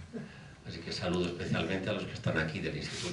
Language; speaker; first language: Spanish; native; Spanish